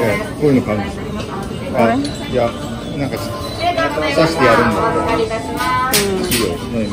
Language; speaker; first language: Japanese; native; Japanese